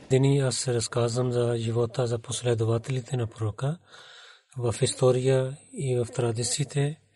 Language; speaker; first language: Bulgarian; non-native, learner; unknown